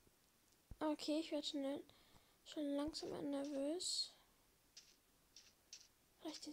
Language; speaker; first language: German; native; German